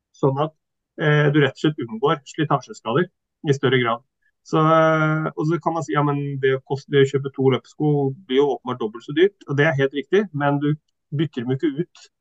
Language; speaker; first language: Norwegian; early bilingual, other home language; Swedish